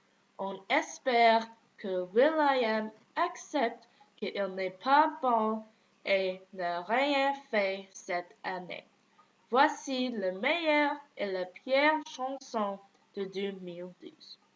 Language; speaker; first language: French; non-native, learner; English